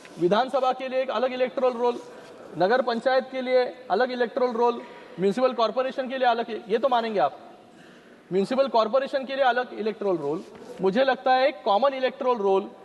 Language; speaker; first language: Hindi; non-native, local second language; Marathi